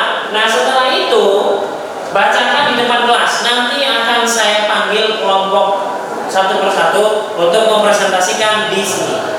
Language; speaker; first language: Indonesian; native; Indonesian